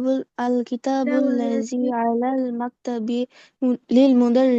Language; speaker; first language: Arabic; non-native, learner; Bangla